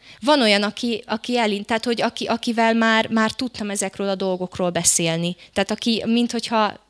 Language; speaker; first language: Hungarian; native; Hungarian